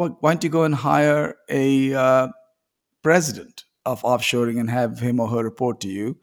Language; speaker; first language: English; non-native, local second language; Tamil